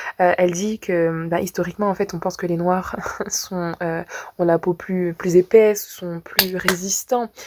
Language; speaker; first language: French; native; French